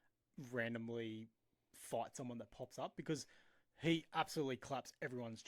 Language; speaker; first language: English; native; English